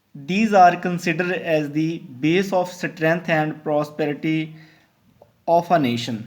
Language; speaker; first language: English; non-native, local second language; Punjabi